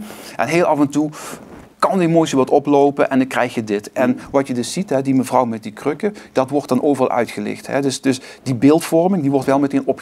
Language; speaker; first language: Dutch; native; Dutch